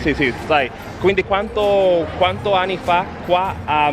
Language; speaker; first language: Italian; non-native, learner; Spanish